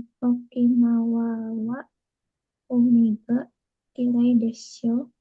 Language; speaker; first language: Japanese; non-native, learner; Indonesian